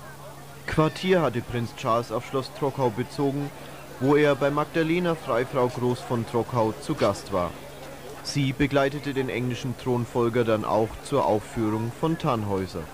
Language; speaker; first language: German; native; German